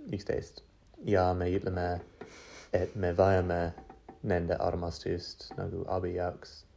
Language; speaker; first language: Estonian; non-native, learner; English